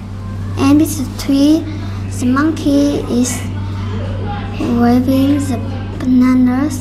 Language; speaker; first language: English; non-native, learner; Vietnamese